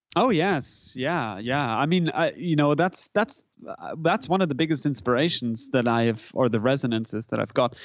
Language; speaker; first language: English; non-native, fluent; German